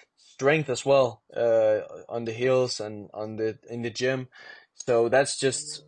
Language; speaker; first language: English; non-native, fluent; Danish